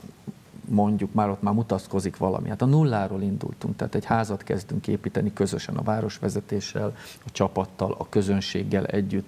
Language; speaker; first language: Hungarian; native; Hungarian